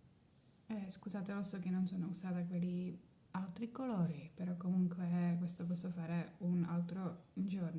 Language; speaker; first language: Italian; non-native, learner; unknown